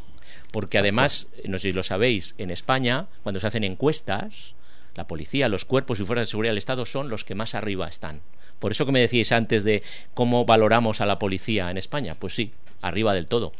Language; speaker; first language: Spanish; native; Spanish